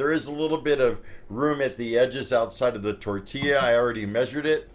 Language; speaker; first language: English; native; English